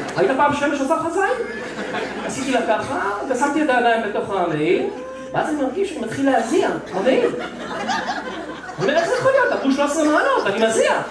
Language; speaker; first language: Hebrew; native; Hebrew